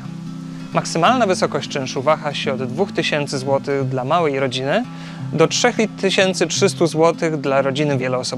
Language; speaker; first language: Polish; native; Polish